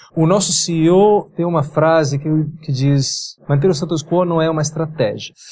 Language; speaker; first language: Portuguese; non-native, fluent; Italian